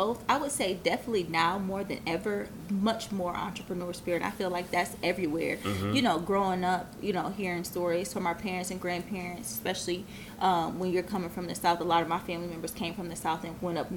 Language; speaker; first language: English; native; English